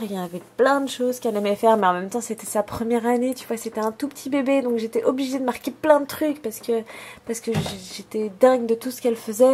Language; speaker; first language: French; native; French